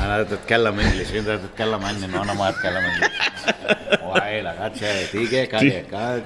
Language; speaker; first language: Arabic; non-native, learner; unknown